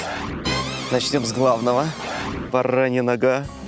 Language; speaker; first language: Russian; native; Russian